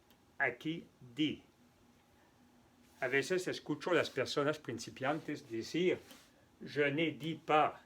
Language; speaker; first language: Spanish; non-native, fluent; French